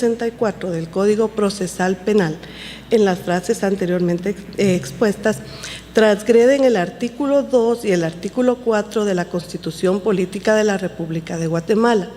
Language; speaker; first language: Spanish; native; Spanish